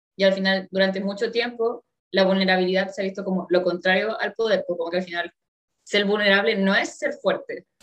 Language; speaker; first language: Spanish; native; Spanish